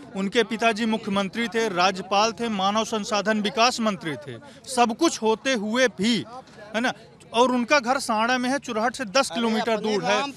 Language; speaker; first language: Hindi; native; Hindi